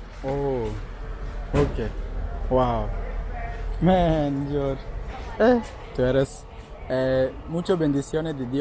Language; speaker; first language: Spanish; non-native, learner; Swahili